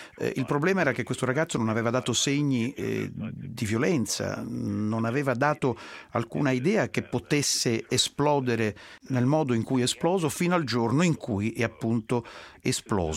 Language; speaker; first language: Italian; native; Italian